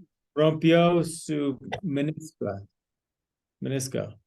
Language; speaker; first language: Spanish; non-native, learner; English